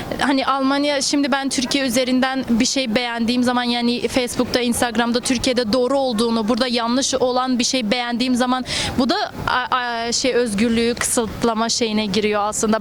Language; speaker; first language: Turkish; early bilingual, heritage; Turkish